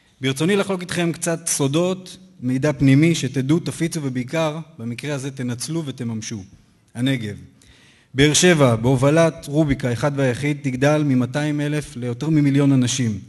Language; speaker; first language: Hebrew; native; Hebrew